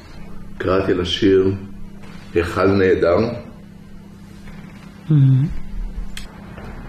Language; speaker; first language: Hebrew; early bilingual, other home language; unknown